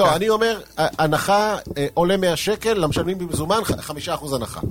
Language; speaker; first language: Hebrew; native; Hebrew